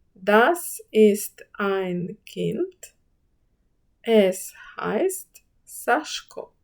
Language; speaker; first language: German; non-native, fluent; Ukrainian